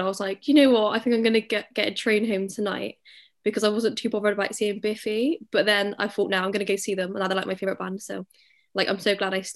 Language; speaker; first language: English; native; English